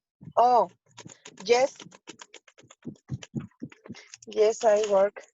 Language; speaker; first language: English; non-native, learner; Spanish